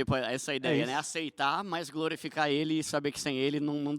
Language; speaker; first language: Portuguese; native; Portuguese